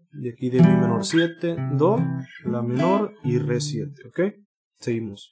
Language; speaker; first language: Spanish; native; Spanish